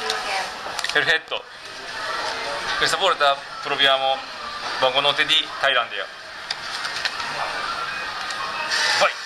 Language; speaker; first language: Italian; non-native, learner; Japanese